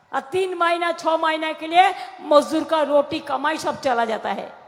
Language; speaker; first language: Hindi; non-native, local second language; Bangla